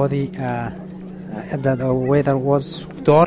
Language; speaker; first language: English; non-native, learner; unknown